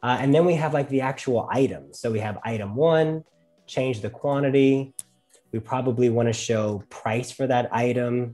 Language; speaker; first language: English; native; English